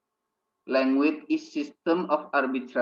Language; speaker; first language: English; non-native, fluent; Indonesian